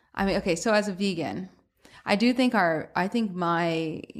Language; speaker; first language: English; native; English